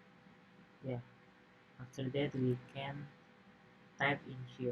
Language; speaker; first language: English; non-native, learner; Indonesian